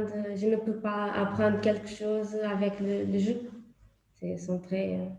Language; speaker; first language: French; non-native, learner; Portuguese